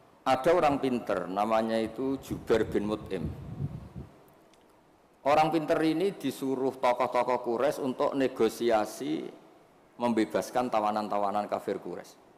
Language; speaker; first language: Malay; non-native, local second language; Javanese